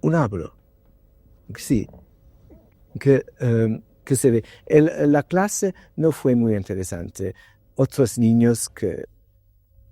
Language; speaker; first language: Spanish; non-native, learner; English